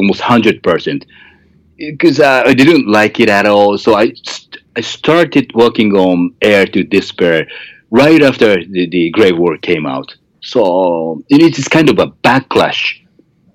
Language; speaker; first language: English; non-native, fluent; Japanese